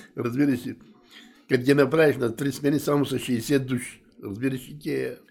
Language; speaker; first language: Bulgarian; native; Bulgarian